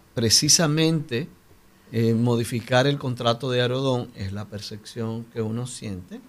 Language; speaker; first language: Spanish; native; Spanish